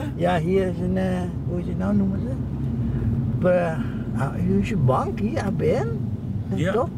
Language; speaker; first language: Dutch; non-native, learner; Indonesian